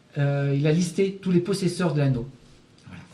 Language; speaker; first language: French; native; French